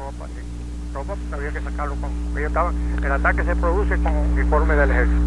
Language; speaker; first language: Spanish; native; Spanish